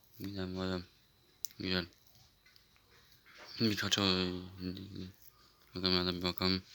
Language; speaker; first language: Turkish; early bilingual, heritage; Turkish